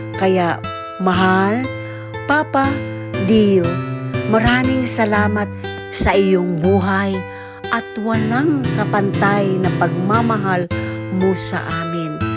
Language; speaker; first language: Filipino; native; Filipino